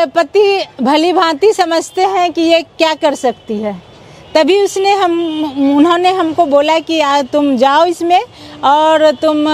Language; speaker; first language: Hindi; native; Hindi